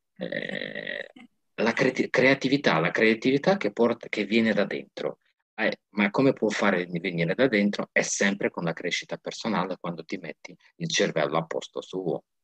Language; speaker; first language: Italian; non-native, fluent; Ukrainian